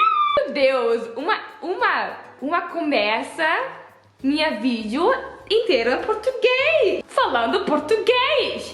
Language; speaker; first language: Portuguese; non-native, learner; Dutch